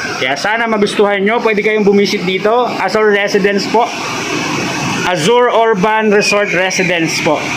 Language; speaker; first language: Filipino; native; Filipino